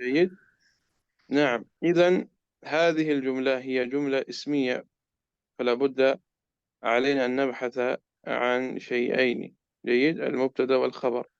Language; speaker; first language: Arabic; non-native, fluent; Urdu